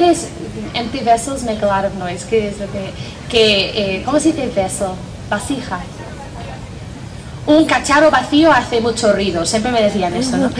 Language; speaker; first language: Spanish; non-native, fluent; English